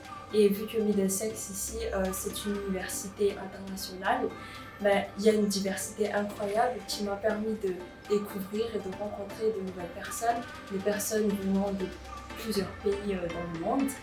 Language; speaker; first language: French; non-native, local second language; Malagasy